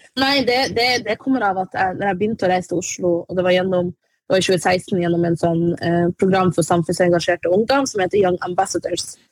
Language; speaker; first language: Norwegian; early bilingual, other home language; Arabic